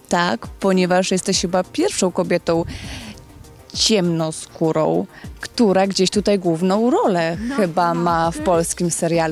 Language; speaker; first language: Polish; native; Polish